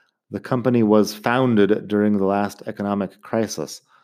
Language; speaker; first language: English; native; English